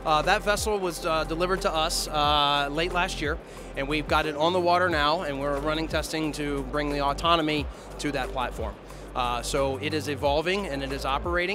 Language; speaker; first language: English; native; English